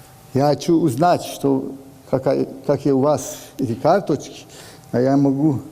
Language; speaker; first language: Russian; non-native, learner; Hungarian